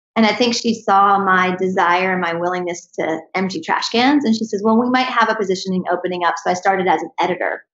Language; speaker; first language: English; native; English